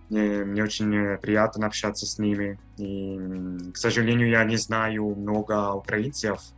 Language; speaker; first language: Russian; non-native, fluent; Italian